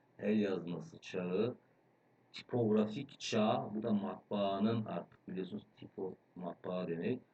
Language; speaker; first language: Turkish; native; Turkish